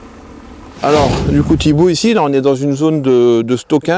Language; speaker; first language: French; native; French